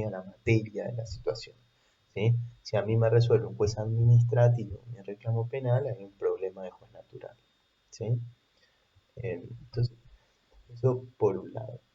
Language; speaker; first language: Spanish; native; Spanish